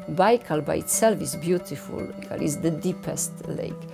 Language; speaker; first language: English; non-native, fluent; Polish